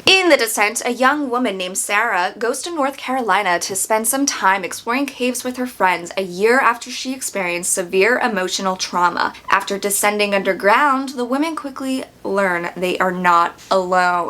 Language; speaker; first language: English; native; English